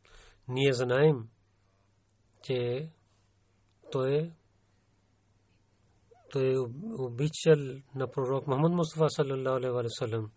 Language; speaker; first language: Bulgarian; non-native, learner; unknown